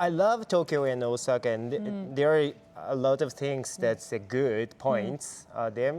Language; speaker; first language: English; non-native, fluent; Japanese